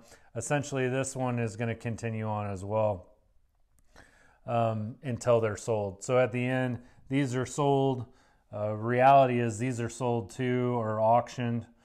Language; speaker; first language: English; native; English